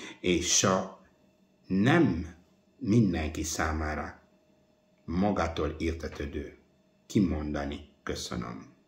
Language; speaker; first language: Hungarian; non-native, fluent; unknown